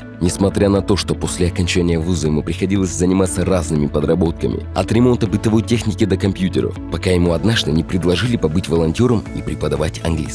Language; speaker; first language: Russian; native; Russian